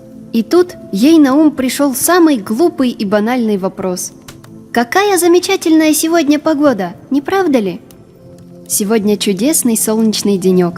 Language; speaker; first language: Russian; native; Russian